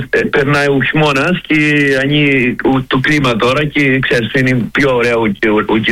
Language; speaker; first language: Greek; early bilingual, heritage; Greek